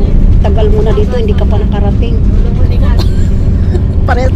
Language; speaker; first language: Filipino; non-native, local second language; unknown